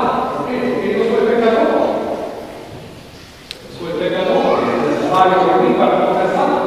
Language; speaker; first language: Spanish; non-native, learner; English